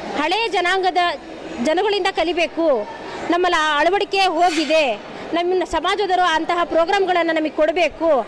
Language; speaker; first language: Kannada; non-native, local second language; Lambadi